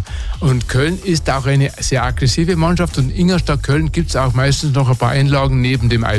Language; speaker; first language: German; native; German